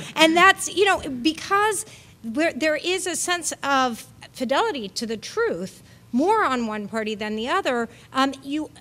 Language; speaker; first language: English; native; English